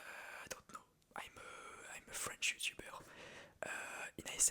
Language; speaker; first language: English; non-native, learner; French